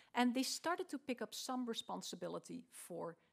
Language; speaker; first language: English; non-native, fluent; Dutch